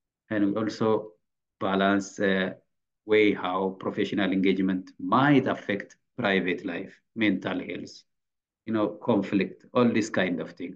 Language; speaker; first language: English; non-native, fluent; Amharic